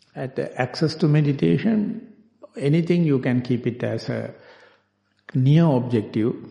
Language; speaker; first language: English; non-native, local second language; Sinhala